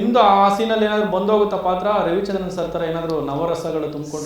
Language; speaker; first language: Kannada; native; Kannada